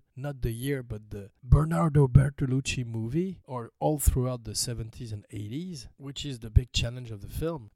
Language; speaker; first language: English; non-native, fluent; French